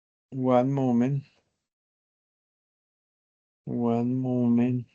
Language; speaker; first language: English; non-native, learner; Spanish